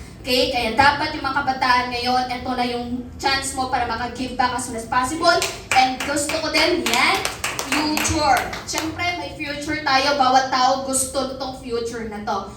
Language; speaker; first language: Filipino; non-native, local second language; Cebuano